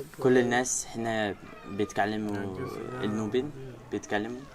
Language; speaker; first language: Arabic; non-native, learner; English